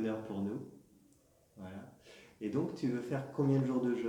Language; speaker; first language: French; native; French